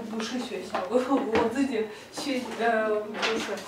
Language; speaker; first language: Chinese; non-native, learner; Russian